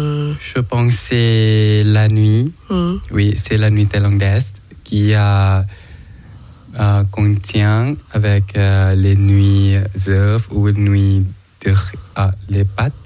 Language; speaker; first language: French; non-native, learner; Thai